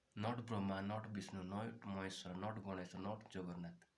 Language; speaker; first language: English; non-native, local second language; Odia